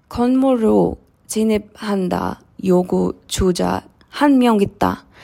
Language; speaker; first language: Korean; non-native, learner; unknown